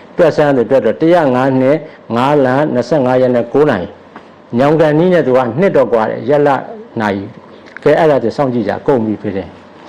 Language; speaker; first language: Burmese; native; Burmese